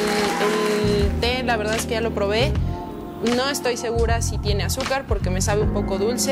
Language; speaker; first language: Spanish; native; Spanish